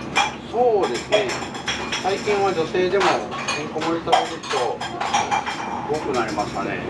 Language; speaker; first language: Japanese; native; Japanese